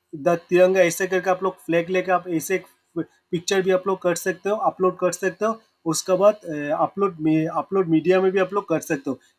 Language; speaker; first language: Hindi; non-native, local second language; Assamese